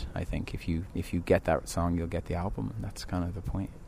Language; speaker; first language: English; native; English